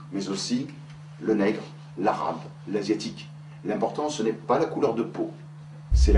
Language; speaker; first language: French; native; French